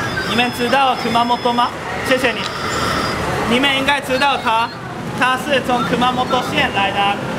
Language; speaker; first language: Chinese; non-native, learner; Japanese